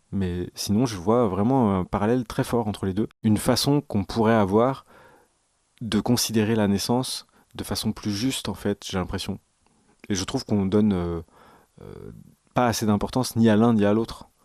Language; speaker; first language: French; native; French